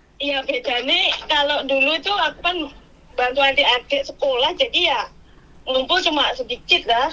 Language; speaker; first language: Indonesian; non-native, local second language; Javanese